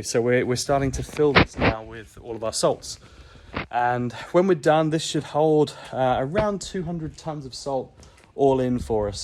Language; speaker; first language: English; native; English